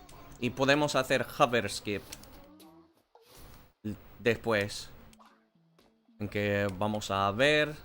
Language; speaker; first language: Spanish; non-native, learner; English